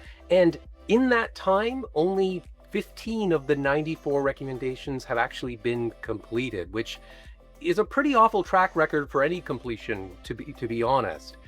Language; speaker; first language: English; native; English